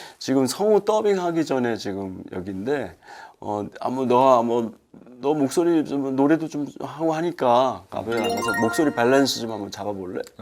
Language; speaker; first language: Korean; early bilingual, heritage; Korean